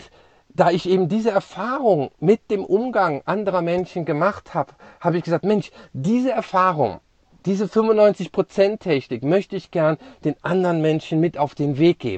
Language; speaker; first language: German; native; German